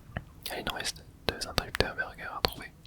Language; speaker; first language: French; native; French